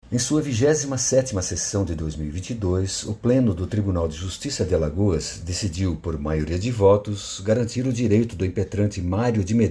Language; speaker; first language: Portuguese; native; Portuguese